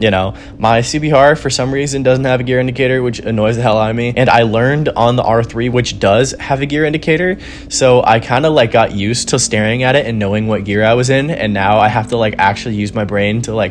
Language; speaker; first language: English; native; English